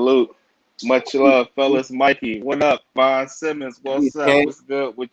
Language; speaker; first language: English; native; English